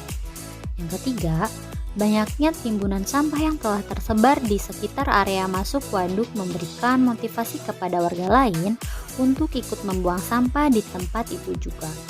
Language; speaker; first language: Malay; native; Malay